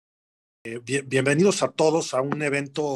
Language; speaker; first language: Spanish; native; Spanish